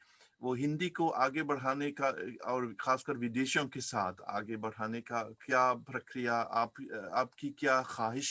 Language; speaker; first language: Hindi; non-native, fluent; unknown